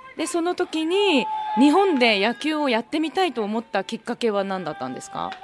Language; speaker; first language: Japanese; native; Japanese